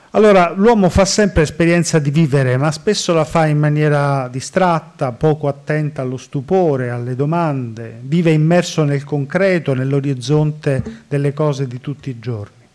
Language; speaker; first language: Italian; native; Italian